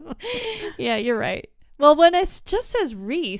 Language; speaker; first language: English; native; English